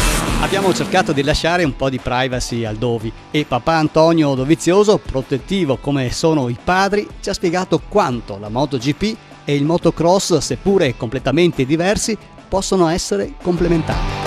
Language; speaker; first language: Italian; native; Italian